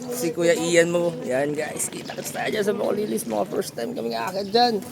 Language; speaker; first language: Filipino; native; Filipino